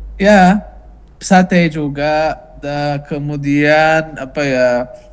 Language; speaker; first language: Indonesian; non-native, fluent; Arabic